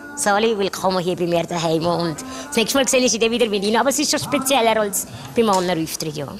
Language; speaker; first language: German; native; German